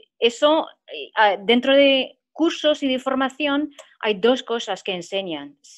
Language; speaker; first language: Spanish; non-native, fluent; French